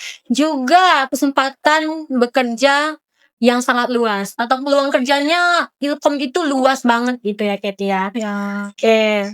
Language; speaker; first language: Indonesian; native; Indonesian